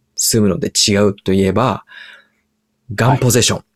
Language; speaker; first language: Japanese; early bilingual, heritage; English